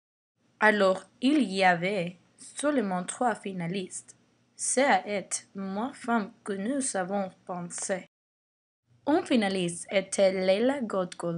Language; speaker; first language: French; non-native, learner; English